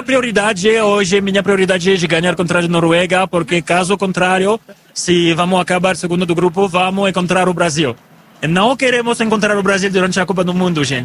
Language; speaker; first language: Portuguese; non-native, fluent; French